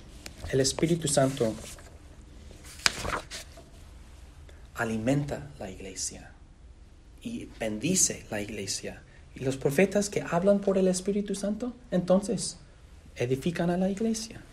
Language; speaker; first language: Spanish; non-native, fluent; English